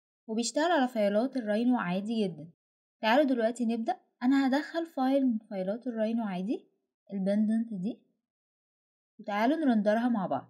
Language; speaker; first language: Arabic; native; Arabic